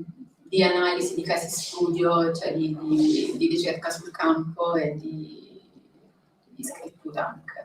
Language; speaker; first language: Italian; native; Italian